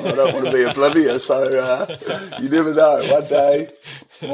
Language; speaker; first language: English; native; English